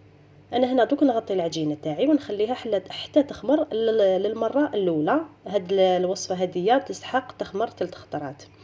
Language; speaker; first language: Arabic; native; Arabic